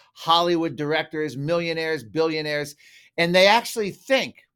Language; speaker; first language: English; native; English